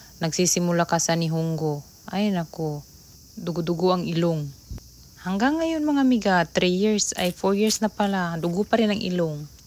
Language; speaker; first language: Filipino; native; Filipino